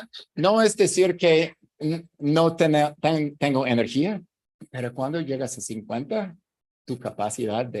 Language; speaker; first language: Spanish; non-native, fluent; English